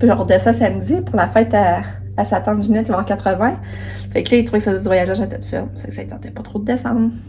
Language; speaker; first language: French; native; French